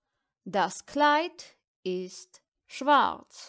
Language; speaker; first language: German; non-native, learner; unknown